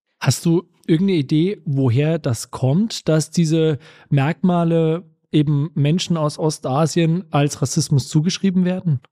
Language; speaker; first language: German; native; German